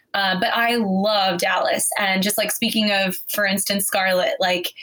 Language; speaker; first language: English; native; English